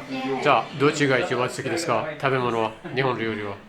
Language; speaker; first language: Japanese; non-native, learner; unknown